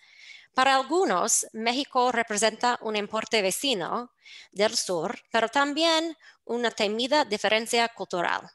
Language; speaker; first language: Spanish; non-native, fluent; English